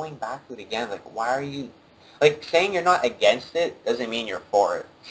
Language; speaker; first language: English; native; English